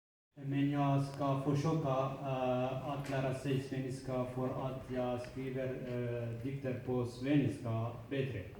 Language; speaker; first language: Swedish; non-native, learner; Kurdish